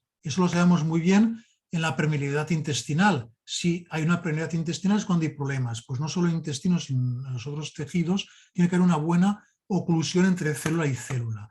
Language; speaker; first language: Spanish; native; Spanish